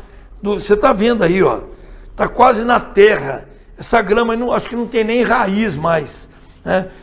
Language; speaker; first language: Portuguese; native; Portuguese